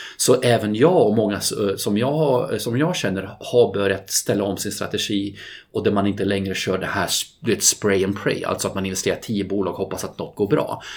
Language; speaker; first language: Swedish; non-native, fluent; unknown